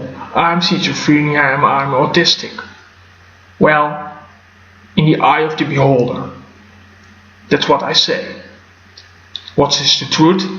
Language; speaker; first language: English; non-native, fluent; Dutch